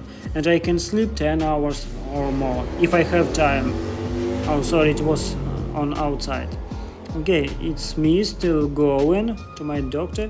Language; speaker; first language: English; non-native, learner; Russian